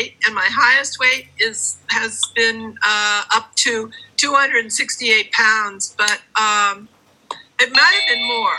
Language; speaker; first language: English; native; English